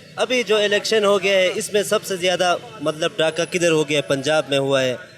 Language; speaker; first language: Urdu; non-native, local second language; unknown